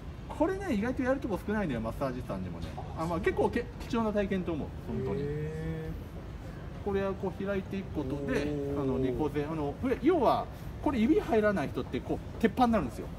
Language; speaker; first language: Japanese; native; Japanese